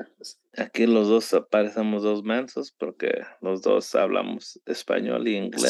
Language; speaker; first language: Spanish; early bilingual, heritage; Spanish